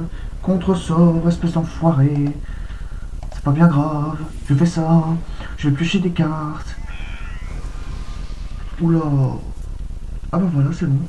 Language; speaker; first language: French; native; French